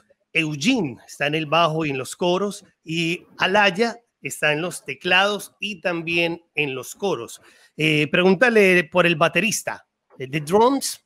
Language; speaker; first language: Spanish; native; Spanish